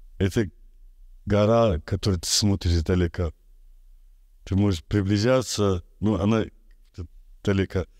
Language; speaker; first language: Russian; non-native, local second language; Azerbaijani